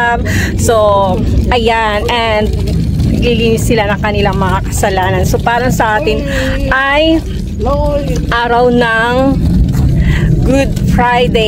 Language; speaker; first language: Filipino; native; Filipino